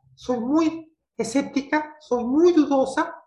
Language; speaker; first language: Spanish; native; Spanish